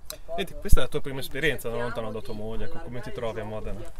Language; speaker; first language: Italian; native; Italian